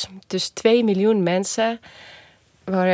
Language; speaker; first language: Dutch; non-native, fluent; Estonian